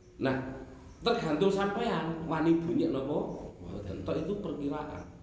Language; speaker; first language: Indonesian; non-native, local second language; Javanese